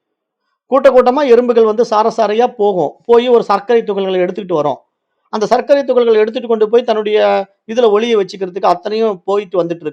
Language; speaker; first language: Tamil; native; Tamil